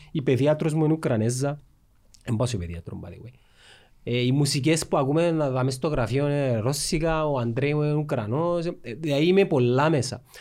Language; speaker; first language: Greek; early bilingual, other home language; Russian